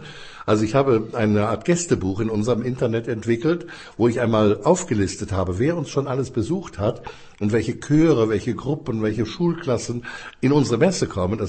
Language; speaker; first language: German; native; German